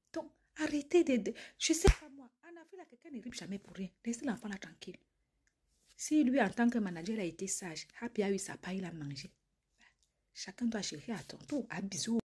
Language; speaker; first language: French; native; French